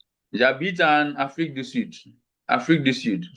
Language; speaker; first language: French; non-native, fluent; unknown